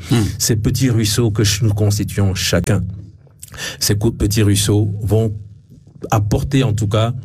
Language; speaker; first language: French; non-native, local second language; Ewe